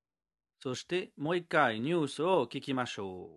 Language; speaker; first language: Japanese; non-native, learner; French